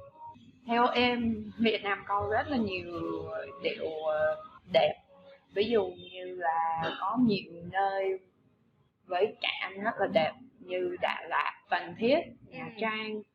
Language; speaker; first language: Vietnamese; non-native, fluent; English